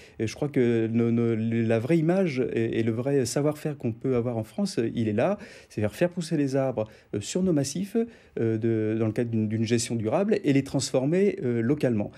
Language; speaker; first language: French; native; French